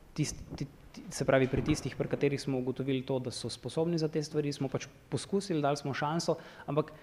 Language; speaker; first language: Slovenian; native; Slovenian